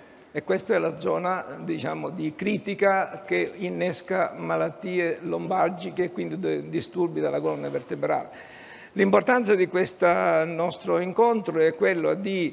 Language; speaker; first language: Italian; native; Italian